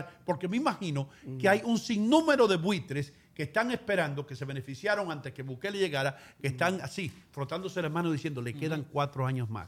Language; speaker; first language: Spanish; native; Spanish